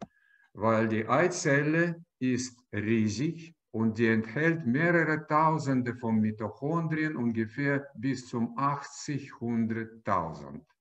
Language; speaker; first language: German; non-native, fluent; Russian